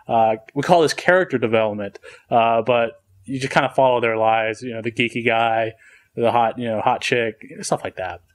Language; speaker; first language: English; native; English